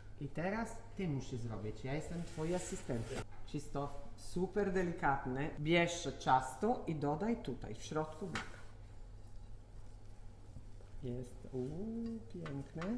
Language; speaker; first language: Polish; non-native, learner; Italian